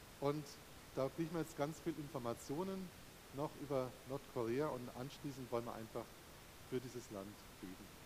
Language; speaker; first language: German; native; German